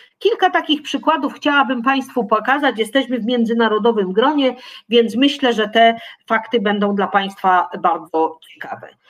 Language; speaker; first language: Polish; native; Polish